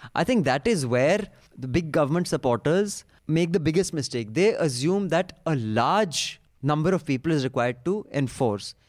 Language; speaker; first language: English; non-native, local second language; Hindi